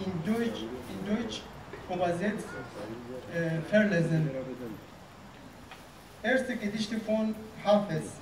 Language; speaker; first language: German; non-native, fluent; Persian